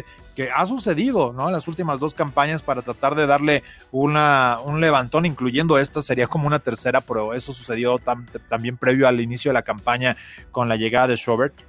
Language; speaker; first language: Spanish; native; Spanish